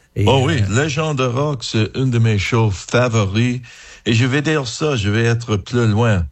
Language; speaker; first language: French; non-native, fluent; English